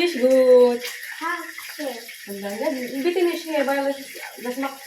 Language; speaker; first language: German; non-native, learner; Filipino